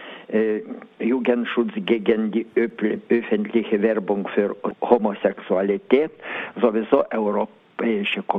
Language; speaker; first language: German; non-native, learner; Lithuanian